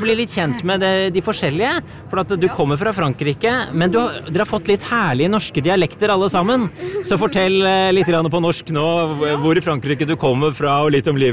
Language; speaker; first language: Norwegian; native; Norwegian